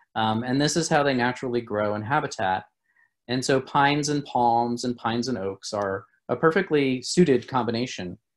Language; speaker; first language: English; native; English